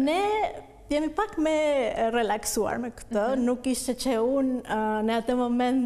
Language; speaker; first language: Albanian; non-native, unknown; Spanish